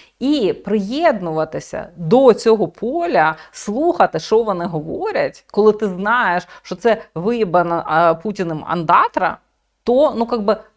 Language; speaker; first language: Ukrainian; native; Ukrainian